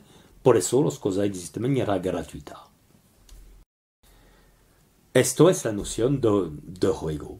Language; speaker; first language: Spanish; non-native, learner; French